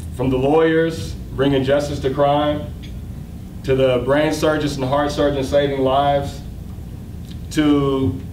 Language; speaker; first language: English; native; English